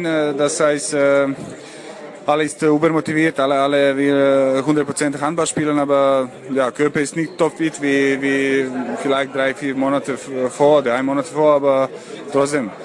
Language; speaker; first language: German; non-native, learner; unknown